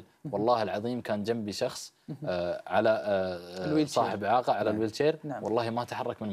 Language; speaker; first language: Arabic; native; Arabic